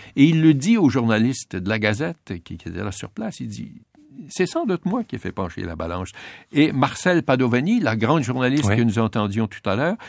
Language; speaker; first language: French; native; French